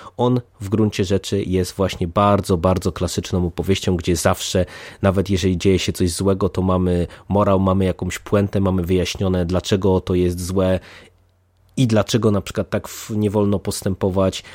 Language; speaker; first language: Polish; native; Polish